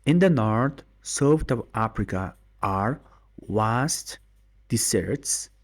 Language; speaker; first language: English; non-native, learner; Mongolian